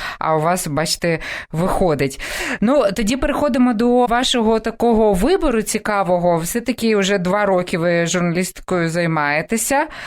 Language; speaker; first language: Ukrainian; native; Ukrainian